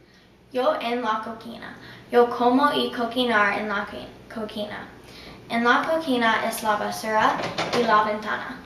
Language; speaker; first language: Spanish; non-native, learner; English